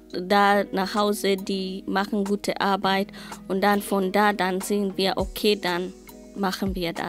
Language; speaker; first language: German; non-native, learner; Swahili